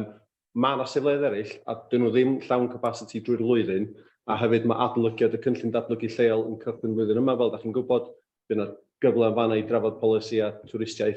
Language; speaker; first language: Welsh; native; Welsh